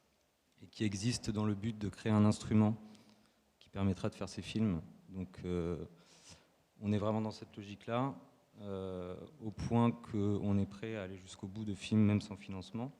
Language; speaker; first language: French; native; French